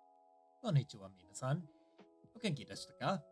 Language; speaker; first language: Japanese; non-native, learner; English